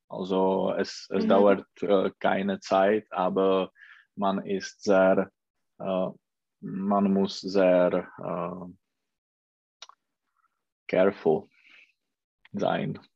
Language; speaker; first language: German; non-native, learner; Czech